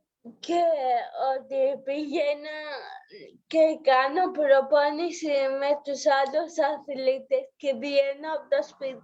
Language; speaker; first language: Greek; non-native, fluent; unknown